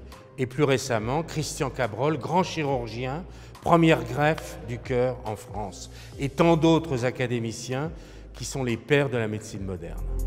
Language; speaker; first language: French; native; French